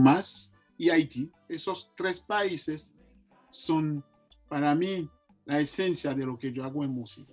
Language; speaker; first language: Spanish; non-native, fluent; Haitian Creole